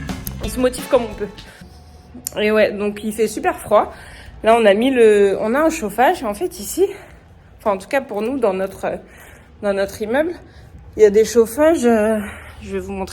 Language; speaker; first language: French; native; French